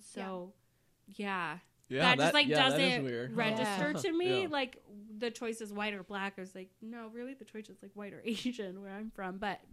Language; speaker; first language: English; native; English